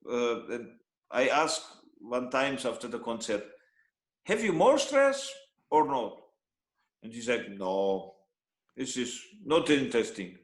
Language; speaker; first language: English; non-native, learner; Hungarian